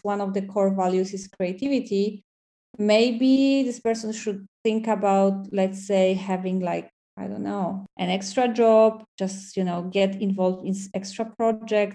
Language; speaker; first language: English; non-native, fluent; Polish